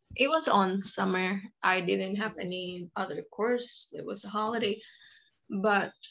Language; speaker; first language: English; non-native, fluent; Indonesian